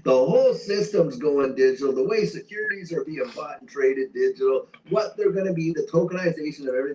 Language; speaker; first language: English; native; English